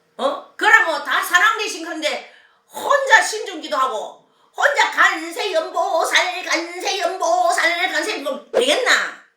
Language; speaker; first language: Korean; native; Korean